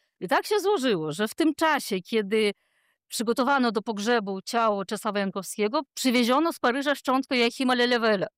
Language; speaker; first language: Polish; native; Polish